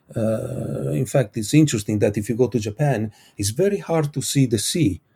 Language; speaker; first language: English; non-native, fluent; Italian